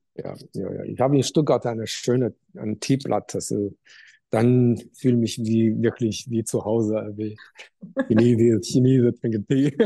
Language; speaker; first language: German; non-native, learner; Chinese